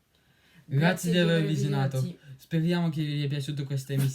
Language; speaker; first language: Italian; non-native, learner; French